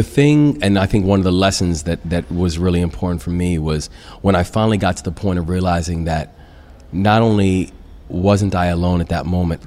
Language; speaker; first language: English; native; English